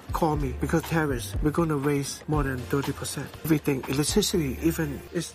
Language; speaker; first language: English; non-native, fluent; Chinese